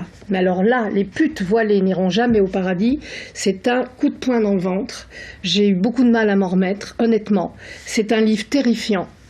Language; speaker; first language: French; native; French